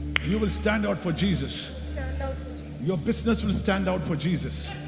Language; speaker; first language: English; non-native, local second language; Malayalam